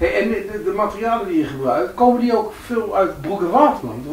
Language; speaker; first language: Dutch; native; Dutch